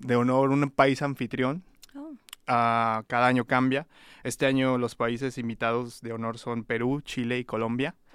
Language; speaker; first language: Spanish; native; Spanish